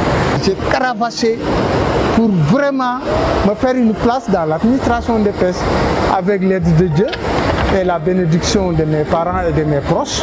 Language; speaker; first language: French; non-native, local second language; Wolof